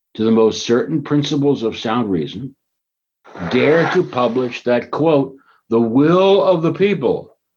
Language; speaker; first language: English; native; English